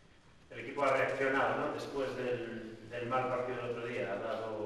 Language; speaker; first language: Spanish; native; Spanish